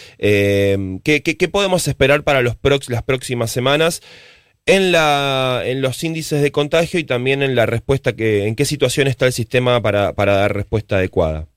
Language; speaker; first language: Spanish; native; Spanish